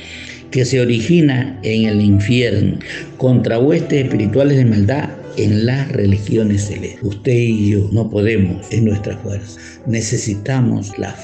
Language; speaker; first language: Spanish; native; Spanish